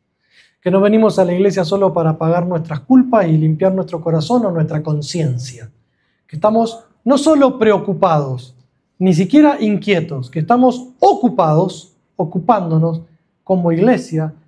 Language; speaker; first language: Spanish; native; Spanish